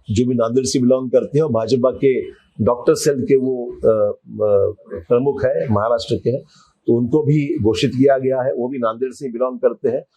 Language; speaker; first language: Hindi; non-native, local second language; Marathi